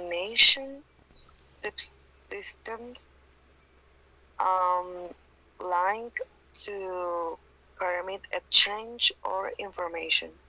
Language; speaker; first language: English; non-native, learner; Spanish